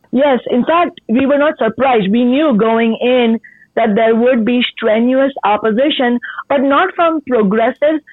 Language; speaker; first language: English; non-native, local second language; Marathi